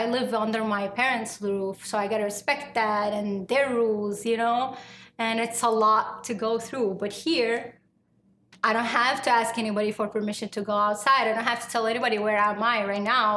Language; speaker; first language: English; non-native, fluent; Arabic